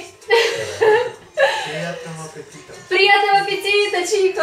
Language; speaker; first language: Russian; non-native, learner; Spanish